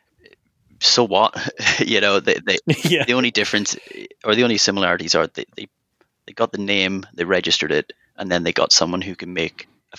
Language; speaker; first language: English; native; English